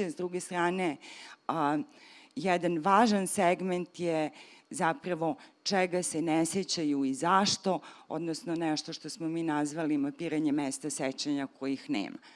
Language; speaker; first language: Serbian; native; Serbian